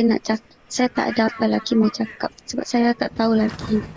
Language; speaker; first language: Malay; non-native, local second language; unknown